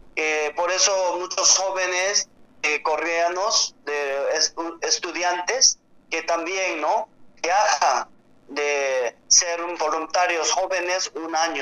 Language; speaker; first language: Spanish; non-native, learner; Korean